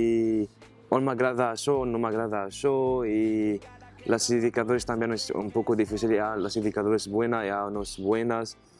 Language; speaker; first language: Spanish; non-native, learner; Arabic